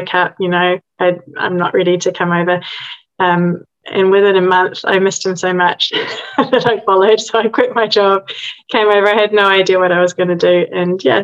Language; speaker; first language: English; native; English